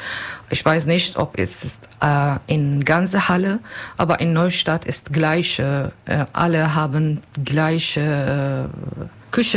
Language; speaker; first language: German; non-native, learner; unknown